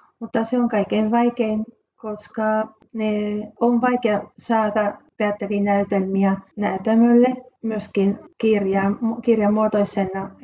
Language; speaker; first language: Finnish; non-native, fluent; Spanish